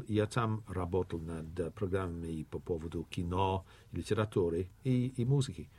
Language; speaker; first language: Russian; non-native, fluent; English